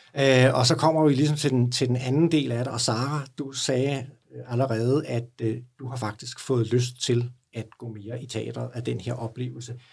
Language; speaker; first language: Danish; native; Danish